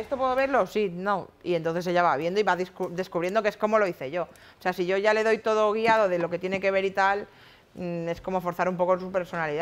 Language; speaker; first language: Spanish; native; Spanish